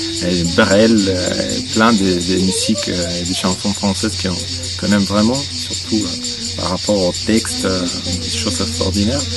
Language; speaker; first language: French; non-native, fluent; Spanish